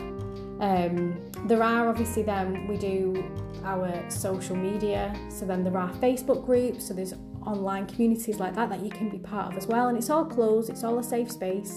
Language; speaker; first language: English; native; English